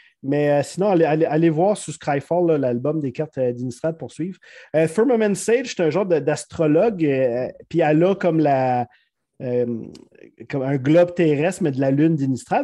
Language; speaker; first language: French; native; French